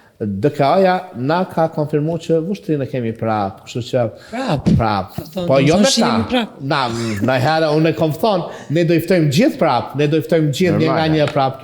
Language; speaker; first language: Albanian; native; Albanian